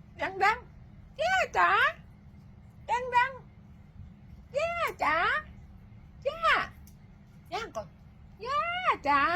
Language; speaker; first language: Thai; native; Thai